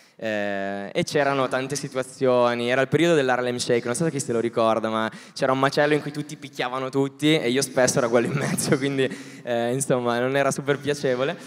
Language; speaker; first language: Italian; native; Italian